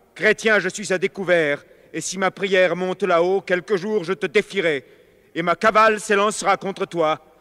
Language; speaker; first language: French; native; French